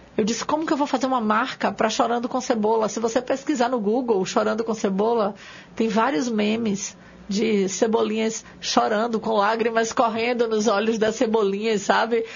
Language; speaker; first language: Portuguese; native; Portuguese